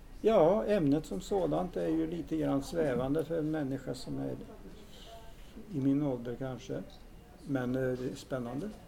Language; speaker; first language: Swedish; native; Swedish